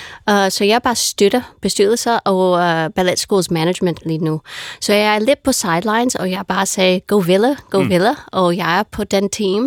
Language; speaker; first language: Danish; non-native, fluent; English